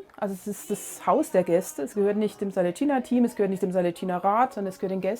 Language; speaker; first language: German; native; German